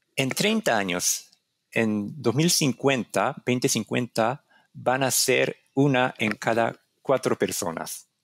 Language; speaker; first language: Spanish; non-native, fluent; Japanese